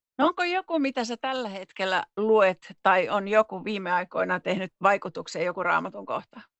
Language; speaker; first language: Finnish; native; Finnish